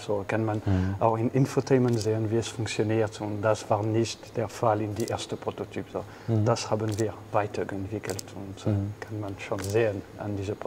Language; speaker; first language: German; non-native, fluent; French